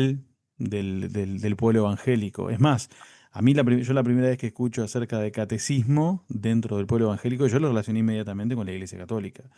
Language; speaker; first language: Spanish; native; Spanish